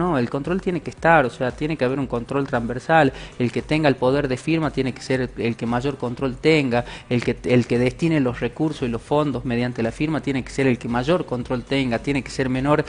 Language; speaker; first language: Spanish; native; Spanish